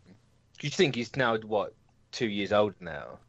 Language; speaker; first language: English; native; English